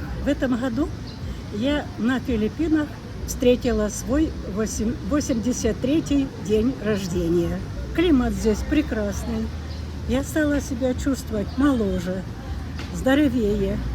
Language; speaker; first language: Russian; native; Russian